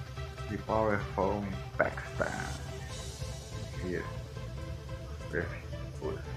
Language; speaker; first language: English; non-native, learner; Portuguese